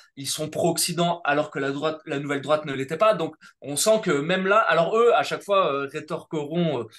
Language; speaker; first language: French; native; French